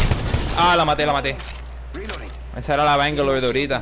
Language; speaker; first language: Spanish; early bilingual, heritage; Spanish